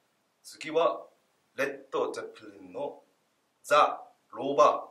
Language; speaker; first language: Japanese; non-native, learner; Korean